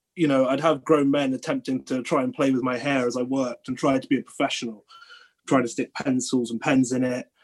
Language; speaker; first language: English; native; English